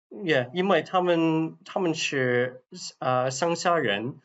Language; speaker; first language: Chinese; non-native, fluent; English